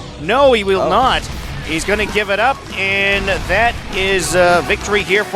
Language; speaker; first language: English; native; English